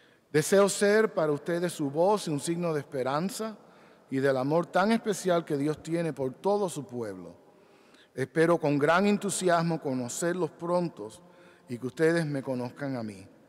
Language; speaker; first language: Spanish; early bilingual, heritage; Spanish